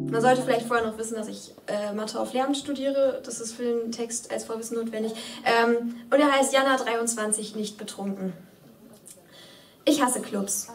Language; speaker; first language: German; native; German